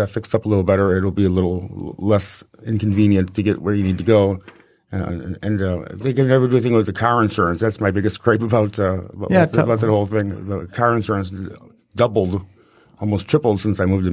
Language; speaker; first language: English; native; English